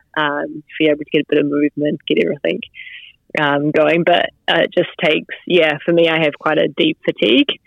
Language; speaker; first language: English; native; English